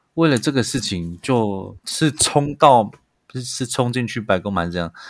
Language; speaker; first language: Chinese; native; Chinese